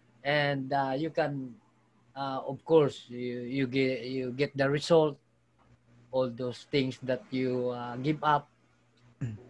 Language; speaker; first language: English; non-native, local second language; Filipino